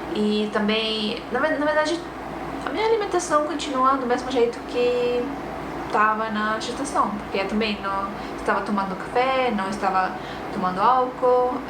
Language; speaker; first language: Portuguese; non-native, fluent; Estonian